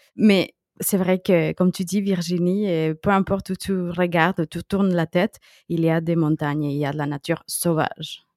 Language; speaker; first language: French; non-native, fluent; Spanish